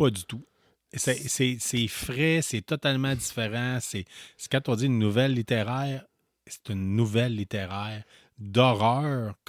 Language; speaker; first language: French; native; French